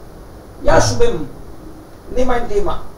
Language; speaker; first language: German; non-native, fluent; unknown